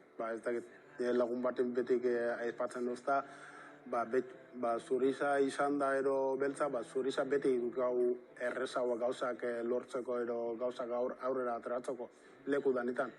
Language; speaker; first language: Basque; native; Basque